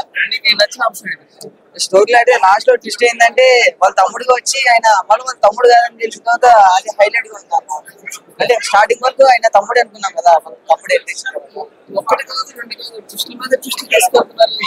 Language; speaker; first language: Telugu; native; Telugu